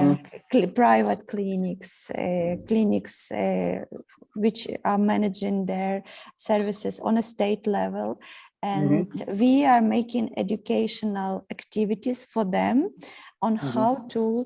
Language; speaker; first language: English; non-native, fluent; Ukrainian